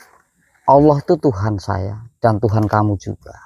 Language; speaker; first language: Indonesian; native; Indonesian